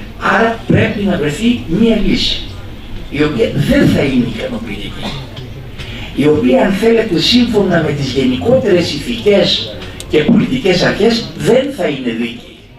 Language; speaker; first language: Greek; native; Greek